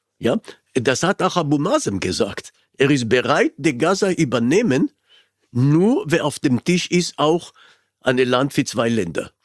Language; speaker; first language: German; non-native, fluent; Hebrew